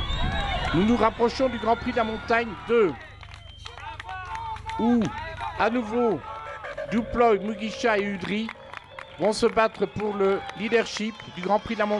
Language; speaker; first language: French; native; French